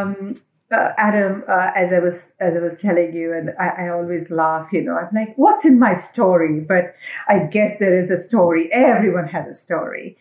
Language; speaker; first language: English; non-native, local second language; Assamese